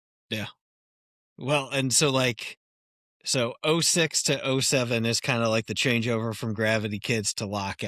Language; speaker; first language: English; native; English